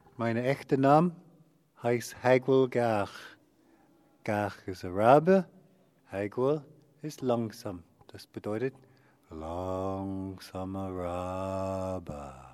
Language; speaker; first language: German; non-native, learner; English